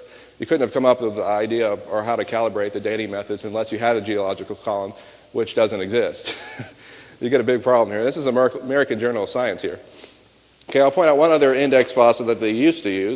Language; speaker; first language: English; native; English